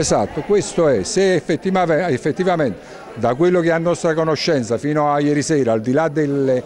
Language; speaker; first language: Italian; native; Italian